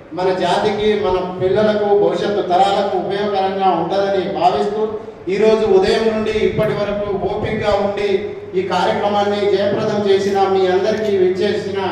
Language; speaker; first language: Telugu; non-native, local second language; Lambadi